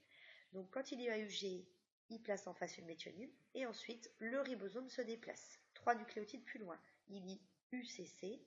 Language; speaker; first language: French; native; French